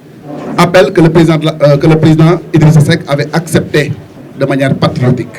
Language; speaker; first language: French; non-native, local second language; Wolof